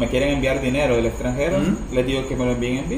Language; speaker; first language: Spanish; native; Spanish